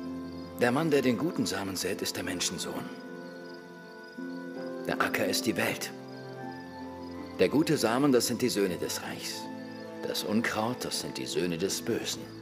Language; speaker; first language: German; native; German